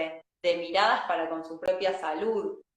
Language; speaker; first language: Spanish; native; Spanish